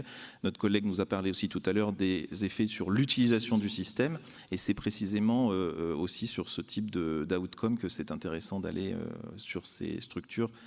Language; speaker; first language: French; native; French